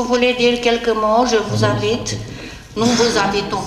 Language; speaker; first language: French; non-native, fluent; Romanian